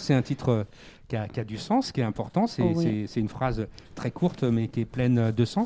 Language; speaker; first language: French; native; French